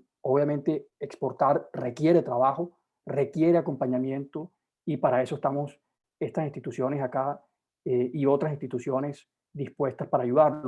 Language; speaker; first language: Spanish; native; Spanish